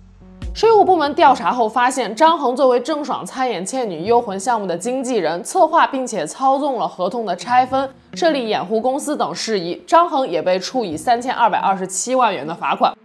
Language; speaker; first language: Chinese; native; Chinese